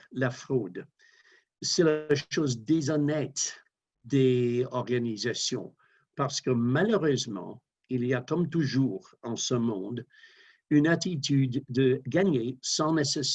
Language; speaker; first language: French; non-native, fluent; English